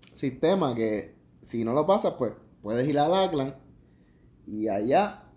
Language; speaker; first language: Spanish; native; Spanish